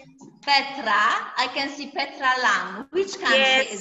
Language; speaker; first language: English; non-native, fluent; Polish